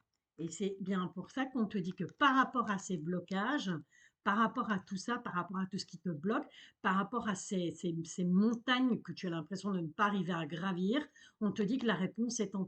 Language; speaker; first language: French; native; French